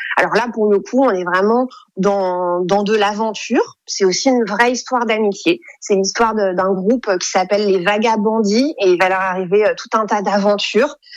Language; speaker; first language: French; native; French